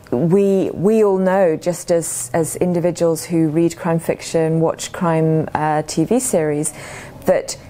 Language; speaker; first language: English; native; English